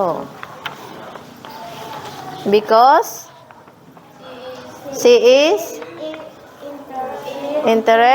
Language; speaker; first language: English; non-native, fluent; Indonesian